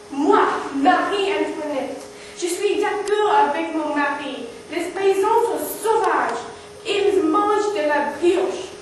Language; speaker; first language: French; non-native, learner; English